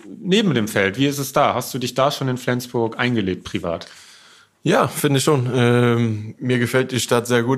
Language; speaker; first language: German; native; German